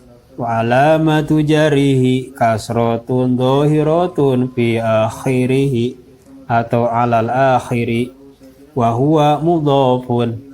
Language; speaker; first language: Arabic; non-native, fluent; Indonesian